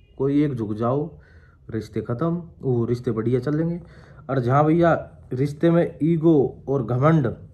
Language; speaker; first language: Hindi; native; Hindi